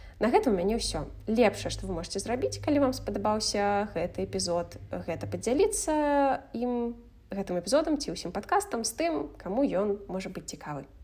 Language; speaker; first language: Belarusian; non-native, local second language; Russian